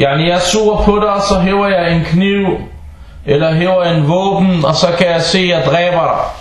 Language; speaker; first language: Danish; early bilingual, other home language; Arabic